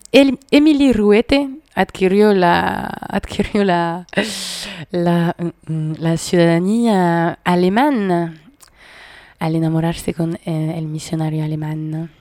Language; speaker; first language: Spanish; non-native, fluent; French